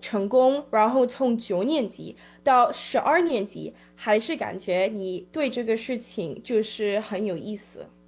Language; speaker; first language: Chinese; early bilingual, heritage; Chinese